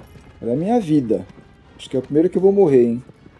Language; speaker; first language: Portuguese; native; Portuguese